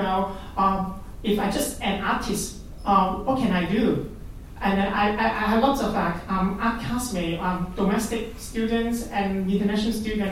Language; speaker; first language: English; non-native, local second language; Cantonese